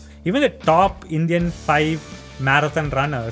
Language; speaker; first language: English; non-native, local second language; Tamil